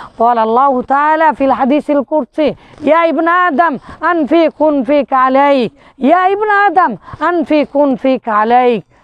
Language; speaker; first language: Arabic; non-native, fluent; Bangla